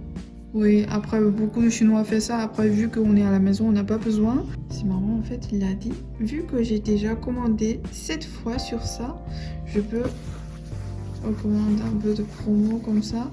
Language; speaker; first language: French; non-native, learner; Chinese